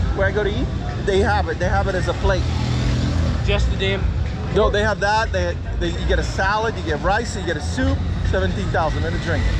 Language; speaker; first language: English; early bilingual, other home language; Portuguese